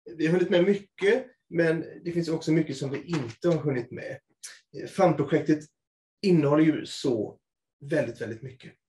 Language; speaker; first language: Swedish; native; Swedish